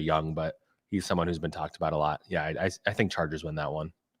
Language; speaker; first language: English; native; English